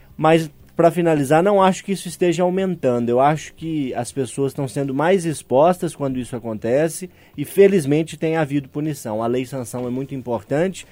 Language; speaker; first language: Portuguese; native; Portuguese